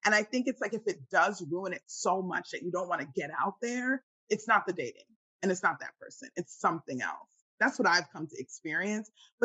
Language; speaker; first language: English; native; English